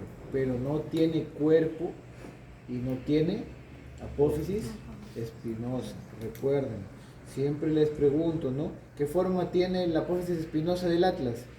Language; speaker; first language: Spanish; native; Spanish